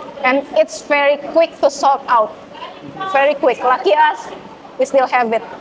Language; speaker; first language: English; non-native, fluent; Indonesian